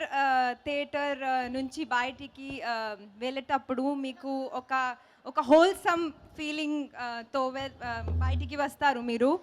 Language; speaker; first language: Telugu; non-native, learner; Hindi